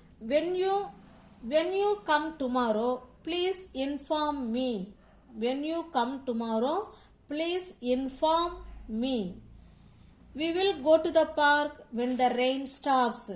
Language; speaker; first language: English; non-native, local second language; Tamil